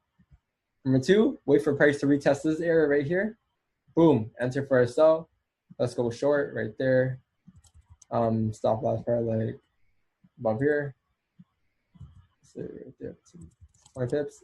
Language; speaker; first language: English; native; English